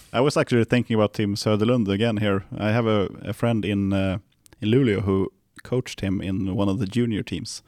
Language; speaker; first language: English; non-native, fluent; Swedish